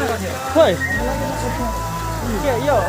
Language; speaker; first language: Hindi; non-native, local second language; Nepali